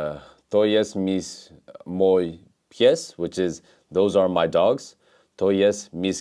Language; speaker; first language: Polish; non-native, learner; English